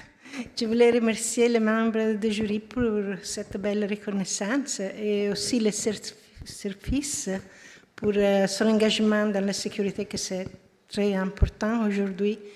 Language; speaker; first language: French; non-native, fluent; Italian